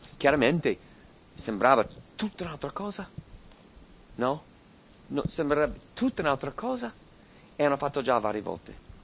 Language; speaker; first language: Italian; non-native, fluent; English